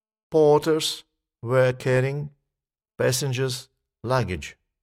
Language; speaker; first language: English; non-native, fluent; Russian